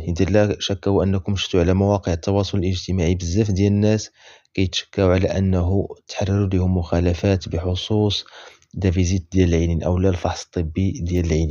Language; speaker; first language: Arabic; native; Arabic